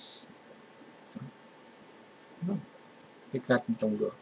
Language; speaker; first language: Filipino; native; Filipino